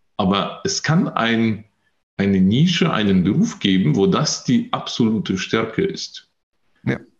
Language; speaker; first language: German; early bilingual, other home language; Russian